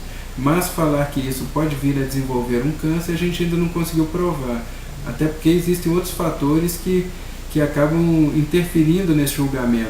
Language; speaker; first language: Portuguese; native; Portuguese